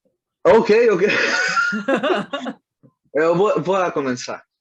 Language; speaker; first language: Portuguese; non-native, learner; Spanish